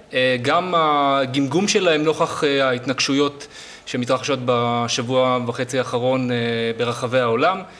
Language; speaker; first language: Hebrew; native; Hebrew